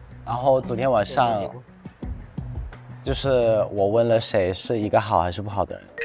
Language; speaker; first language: Chinese; non-native, learner; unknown